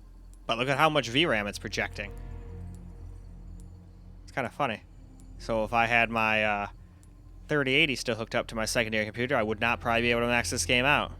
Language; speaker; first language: English; native; English